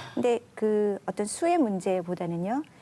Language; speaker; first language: Korean; native; Korean